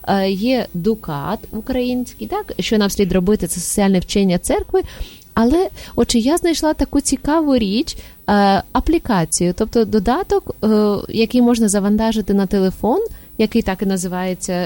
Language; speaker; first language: Ukrainian; native; Ukrainian